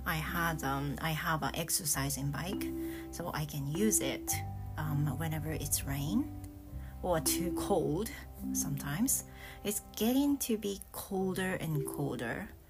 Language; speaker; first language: English; non-native, fluent; Japanese